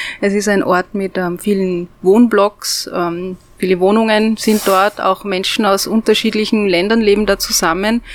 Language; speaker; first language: German; native; German